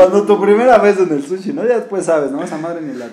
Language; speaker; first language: Spanish; native; Spanish